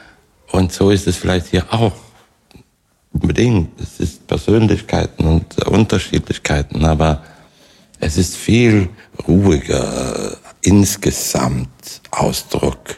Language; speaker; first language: German; non-native, fluent; Swedish